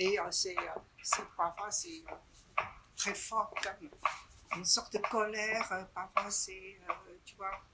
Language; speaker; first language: French; non-native, fluent; Chinese